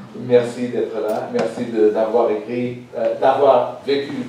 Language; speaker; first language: French; non-native, fluent; Portuguese